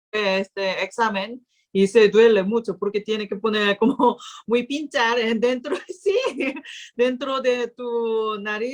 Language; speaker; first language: Spanish; non-native, learner; Korean